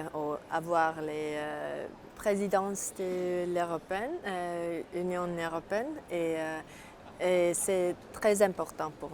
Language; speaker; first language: French; non-native, learner; Estonian